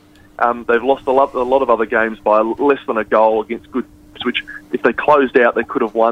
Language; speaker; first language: English; native; English